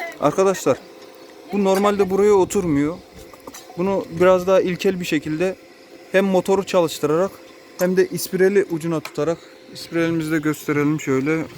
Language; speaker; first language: Turkish; native; Turkish